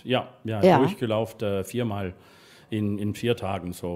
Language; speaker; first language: German; non-native, learner; English